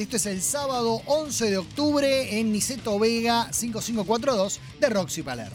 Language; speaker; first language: Spanish; native; Spanish